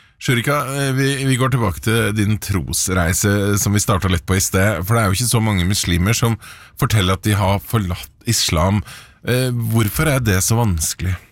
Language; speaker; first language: Norwegian; native; Norwegian